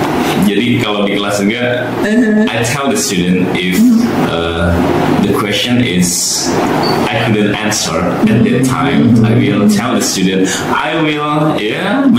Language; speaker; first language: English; non-native, learner; Indonesian